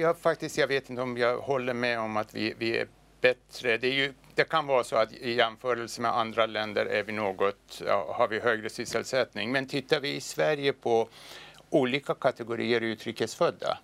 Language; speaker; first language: Swedish; non-native, fluent; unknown